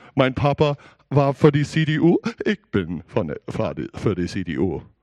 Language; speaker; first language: German; non-native, learner; English